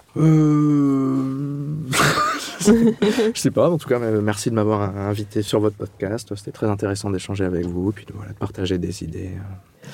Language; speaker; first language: French; native; French